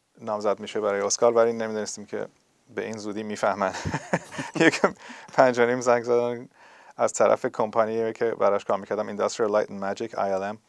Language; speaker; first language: Persian; early bilingual, heritage; Persian